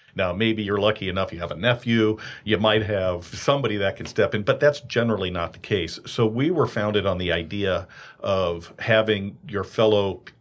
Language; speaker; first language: English; native; English